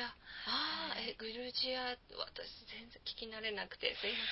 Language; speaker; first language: Japanese; native; Japanese